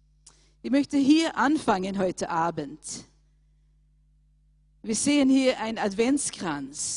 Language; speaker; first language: German; non-native, fluent; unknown